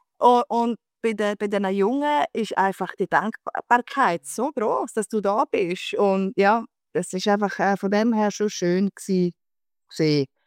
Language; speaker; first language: German; native; German